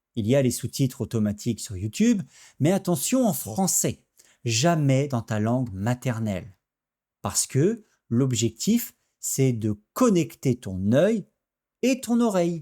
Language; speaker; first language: French; native; French